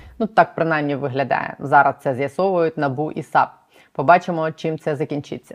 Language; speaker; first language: Ukrainian; native; Ukrainian